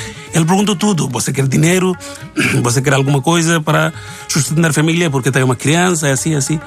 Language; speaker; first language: Portuguese; non-native, learner; Bangla